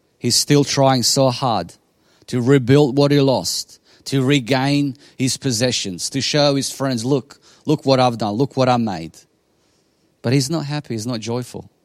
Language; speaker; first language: English; non-native, fluent; Bosnian